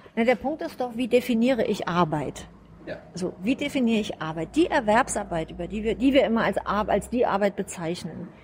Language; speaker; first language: German; native; German